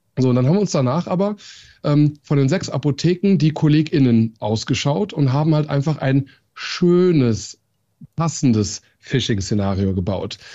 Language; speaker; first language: German; early bilingual, other home language; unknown